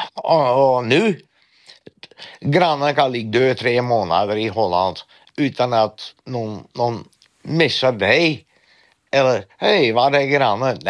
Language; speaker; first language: Swedish; non-native, fluent; Dutch